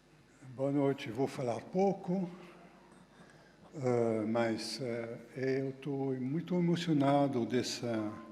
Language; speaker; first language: Portuguese; non-native, fluent; French